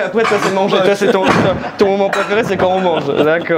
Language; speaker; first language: French; native; French